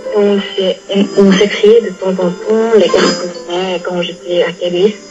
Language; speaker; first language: French; non-native, learner; Korean